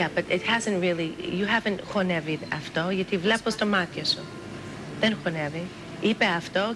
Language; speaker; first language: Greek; early bilingual, heritage; English